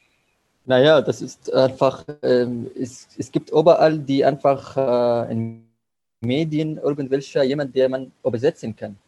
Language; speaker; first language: German; non-native, learner; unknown